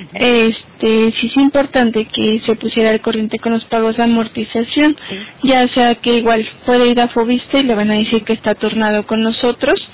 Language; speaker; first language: Spanish; native; Spanish